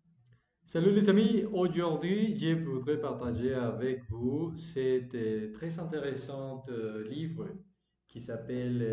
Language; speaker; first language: French; non-native, learner; Spanish